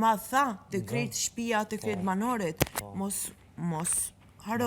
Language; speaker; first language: Albanian; non-native, learner; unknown